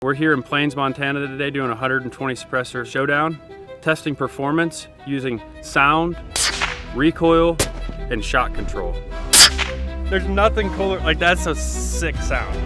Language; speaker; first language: English; native; English